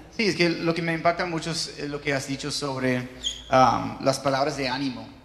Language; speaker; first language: Spanish; non-native, fluent; English